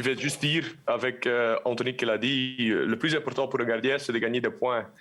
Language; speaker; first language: French; non-native, local second language; Dutch